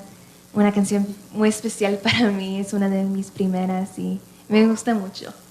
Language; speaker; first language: Spanish; early bilingual, other home language; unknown